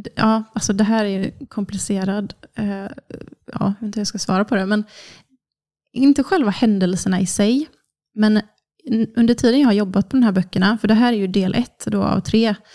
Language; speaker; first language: Swedish; native; Swedish